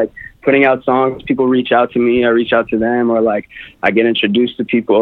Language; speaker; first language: English; native; English